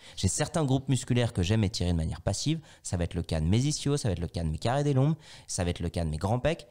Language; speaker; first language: French; native; French